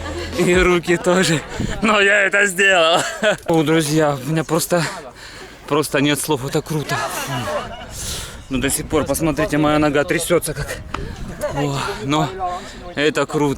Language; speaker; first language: Russian; native; Russian